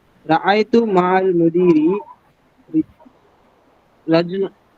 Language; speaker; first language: Arabic; non-native, learner; Tamil